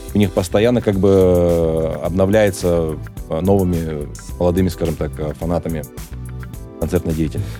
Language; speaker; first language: Russian; native; Russian